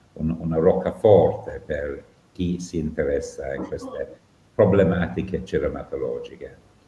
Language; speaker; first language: Italian; non-native, fluent; English